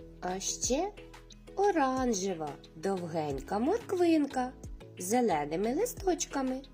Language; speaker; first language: Ukrainian; native; Ukrainian